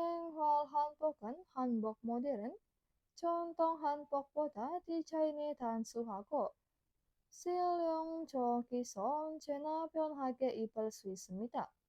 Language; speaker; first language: Korean; non-native, fluent; Indonesian